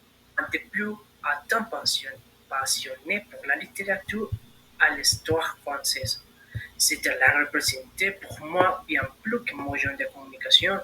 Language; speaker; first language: French; non-native, learner; Spanish